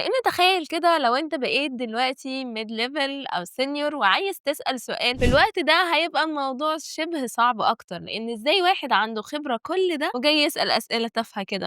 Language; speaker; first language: Arabic; native; Arabic